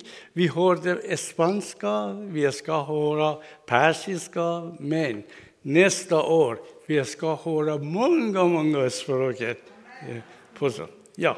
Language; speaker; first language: Swedish; non-native, learner; Persian